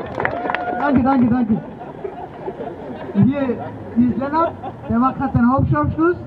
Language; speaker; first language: German; early bilingual, other home language; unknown